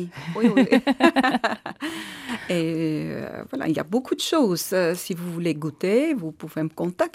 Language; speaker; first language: French; non-native, learner; Armenian